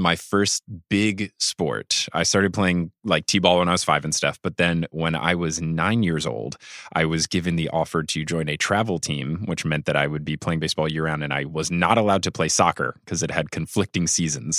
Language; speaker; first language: English; native; English